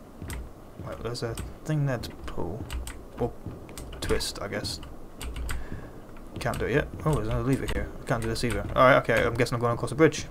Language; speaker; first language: English; native; English